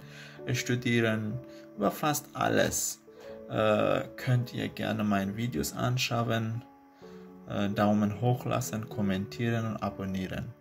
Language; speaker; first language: German; non-native, fluent; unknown